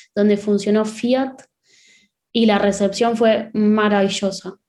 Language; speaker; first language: Spanish; native; Spanish